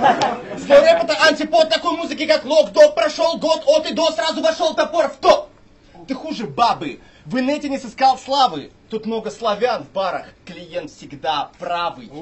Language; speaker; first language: Russian; native; Russian